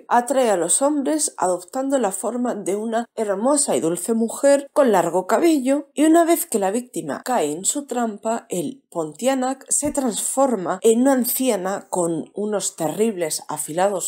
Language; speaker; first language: Spanish; native; Spanish